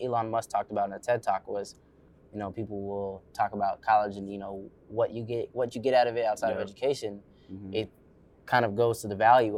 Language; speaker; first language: English; native; English